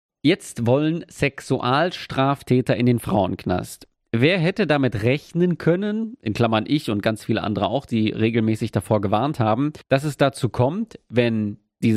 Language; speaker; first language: German; native; German